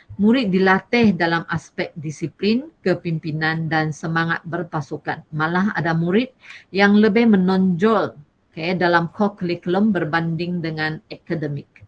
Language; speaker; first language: Malay; non-native, local second language; Chinese